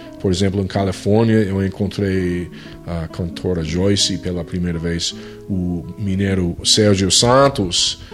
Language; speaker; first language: Portuguese; non-native, fluent; English